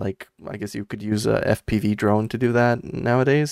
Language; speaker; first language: English; non-native, fluent; Romanian